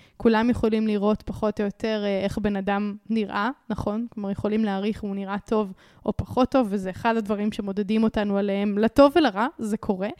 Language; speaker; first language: Hebrew; native; Hebrew